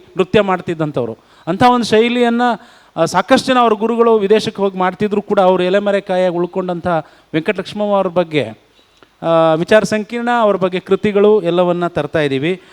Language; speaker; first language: Kannada; non-native, local second language; Lambadi